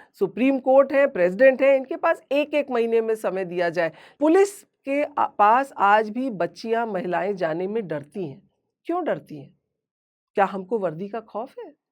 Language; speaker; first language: Hindi; native; Hindi